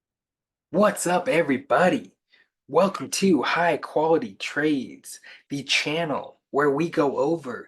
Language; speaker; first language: English; native; English